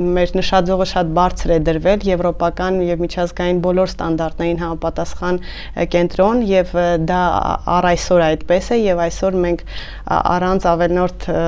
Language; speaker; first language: Armenian; native; Armenian